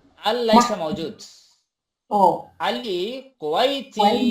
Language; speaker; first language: Arabic; non-native, fluent; Bangla